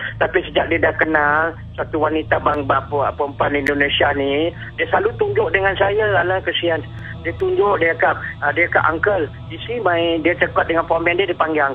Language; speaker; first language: Malay; native; Malay